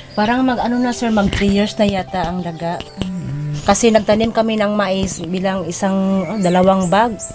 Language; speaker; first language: Filipino; non-native, local second language; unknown